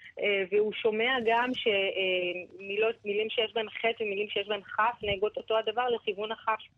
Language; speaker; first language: Hebrew; native; Hebrew